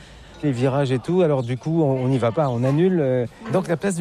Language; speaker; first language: French; native; French